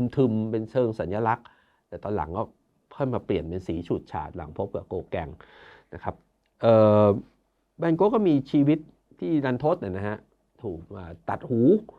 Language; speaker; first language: Thai; native; Thai